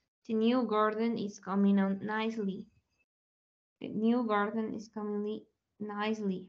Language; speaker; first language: English; non-native, learner; Spanish